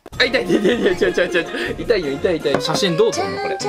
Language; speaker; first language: Japanese; native; Japanese